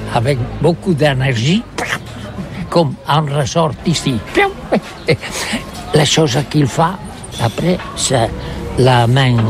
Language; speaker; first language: French; non-native, learner; Catalan